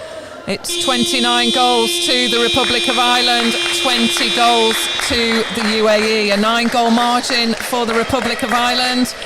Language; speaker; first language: English; native; English